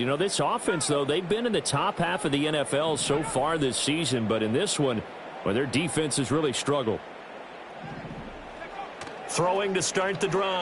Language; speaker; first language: English; native; English